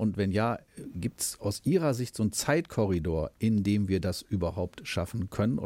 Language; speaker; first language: German; native; German